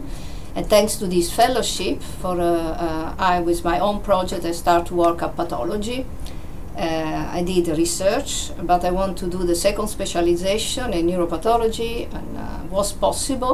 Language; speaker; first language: English; non-native, fluent; Italian